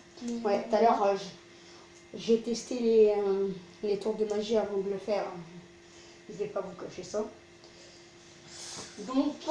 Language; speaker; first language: French; native; French